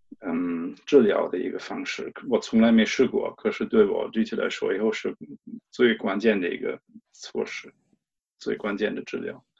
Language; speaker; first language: Chinese; non-native, fluent; German